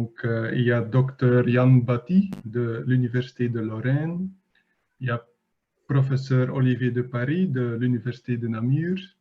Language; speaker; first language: French; non-native, fluent; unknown